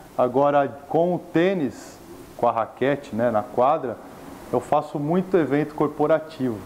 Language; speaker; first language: Portuguese; native; Portuguese